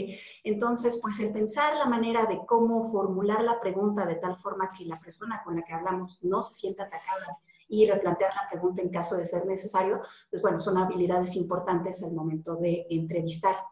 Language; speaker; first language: Spanish; native; Spanish